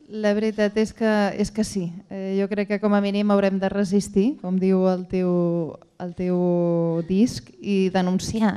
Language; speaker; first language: Catalan; native; Catalan